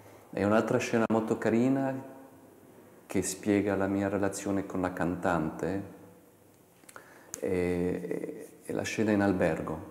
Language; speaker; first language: Italian; non-native, fluent; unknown